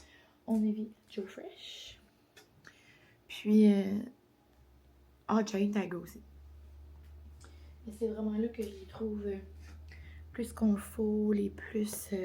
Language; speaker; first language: French; native; French